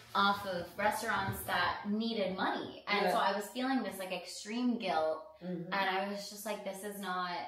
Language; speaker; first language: English; native; English